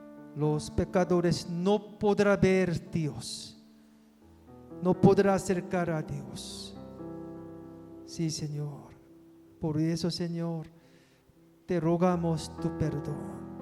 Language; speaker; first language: Spanish; non-native, fluent; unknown